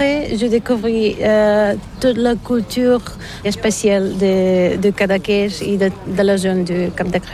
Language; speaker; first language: French; non-native, learner; Bulgarian